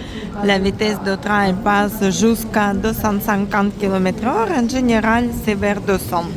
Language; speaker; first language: French; non-native, fluent; Russian